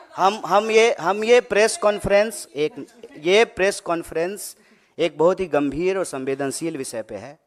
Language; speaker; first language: Hindi; native; Hindi